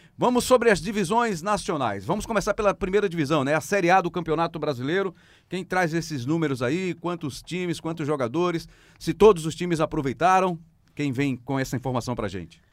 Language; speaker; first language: Portuguese; native; Portuguese